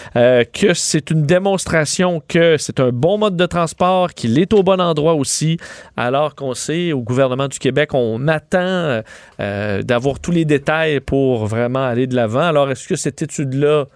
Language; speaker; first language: French; native; French